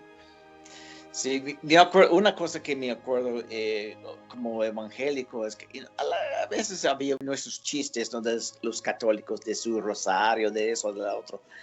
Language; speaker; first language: Spanish; non-native, fluent; English